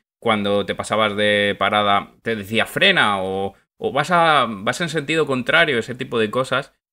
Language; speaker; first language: Spanish; native; Spanish